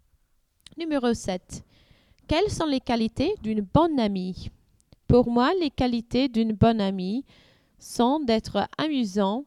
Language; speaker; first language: French; non-native, learner; English